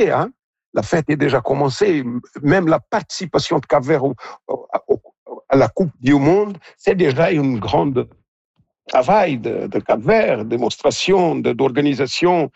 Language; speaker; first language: French; non-native, fluent; Portuguese